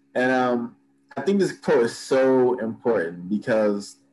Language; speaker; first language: English; native; English